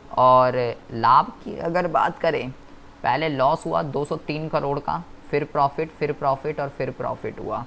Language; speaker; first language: Hindi; native; Hindi